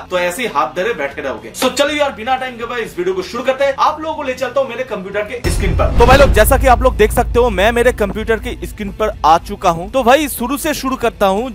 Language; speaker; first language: Hindi; non-native, local second language; Bangla